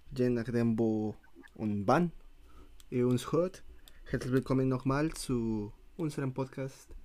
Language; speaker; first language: German; non-native, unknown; Spanish